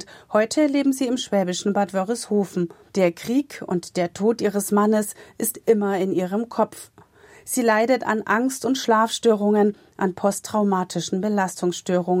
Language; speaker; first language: German; native; German